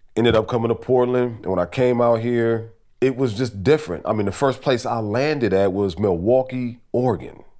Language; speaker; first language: English; native; English